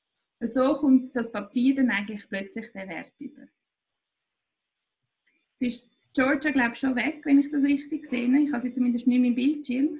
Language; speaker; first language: German; native; German